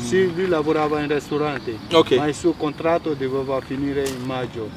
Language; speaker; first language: Italian; non-native, fluent; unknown